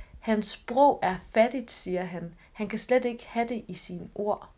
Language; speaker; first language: Danish; native; Danish